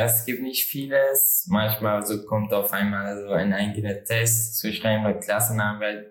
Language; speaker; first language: German; non-native, learner; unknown